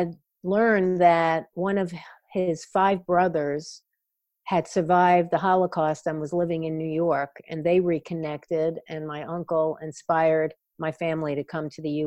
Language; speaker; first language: English; native; English